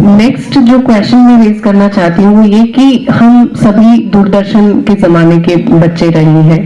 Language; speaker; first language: Hindi; native; Hindi